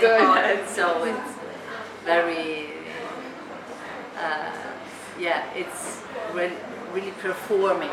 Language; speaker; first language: English; non-native, fluent; Italian